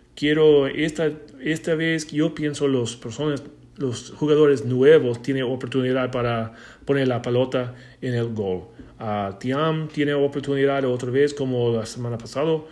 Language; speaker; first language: Spanish; non-native, learner; English